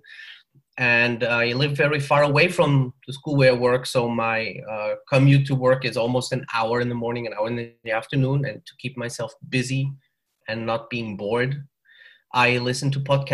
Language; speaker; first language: English; non-native, fluent; German